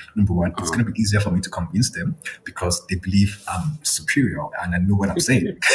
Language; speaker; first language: English; non-native, local second language; Yoruba